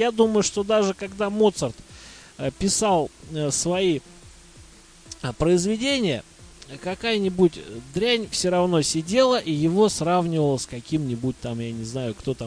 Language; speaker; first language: Russian; native; Russian